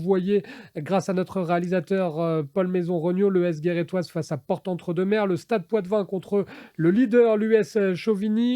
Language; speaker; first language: French; native; French